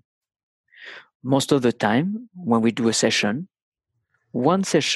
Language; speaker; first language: English; non-native, fluent; French